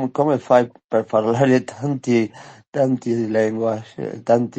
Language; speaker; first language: Italian; non-native, learner; Spanish